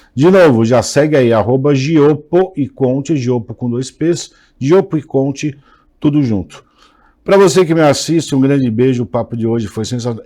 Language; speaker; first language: Portuguese; native; Portuguese